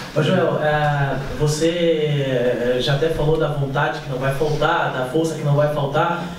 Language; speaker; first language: Portuguese; native; Portuguese